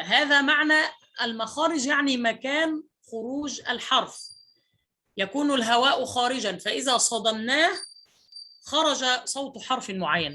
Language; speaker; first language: Arabic; native; Arabic